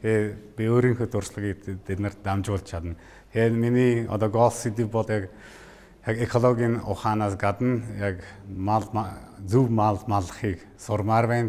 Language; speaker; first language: Mongolian; non-native, fluent; Hungarian